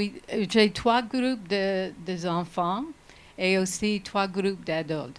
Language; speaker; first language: French; non-native, learner; English